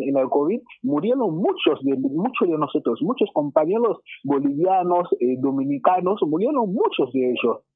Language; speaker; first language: Spanish; non-native, fluent; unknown